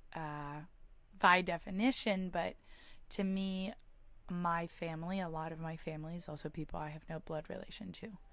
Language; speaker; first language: English; native; English